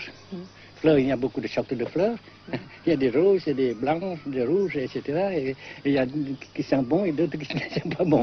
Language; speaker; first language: French; non-native, local second language; Vietnamese